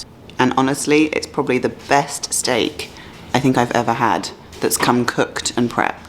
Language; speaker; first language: English; native; English